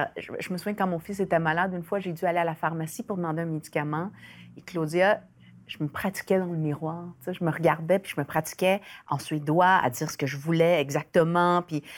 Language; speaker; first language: French; early bilingual, other home language; Spanish